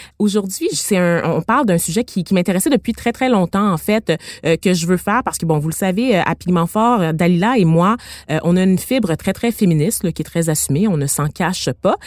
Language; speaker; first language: French; native; French